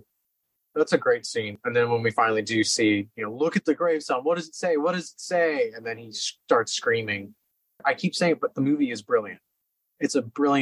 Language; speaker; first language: English; native; English